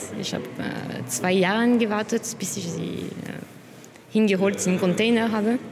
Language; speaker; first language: German; non-native, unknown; French